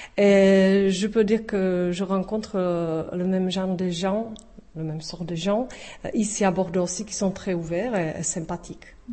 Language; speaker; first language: French; non-native, fluent; Czech